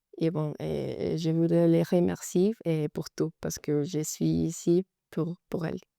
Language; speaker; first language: French; non-native, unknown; Spanish